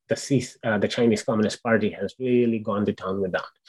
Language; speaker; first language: English; non-native, local second language; Urdu